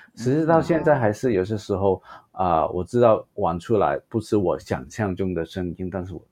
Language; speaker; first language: Chinese; non-native, local second language; Cantonese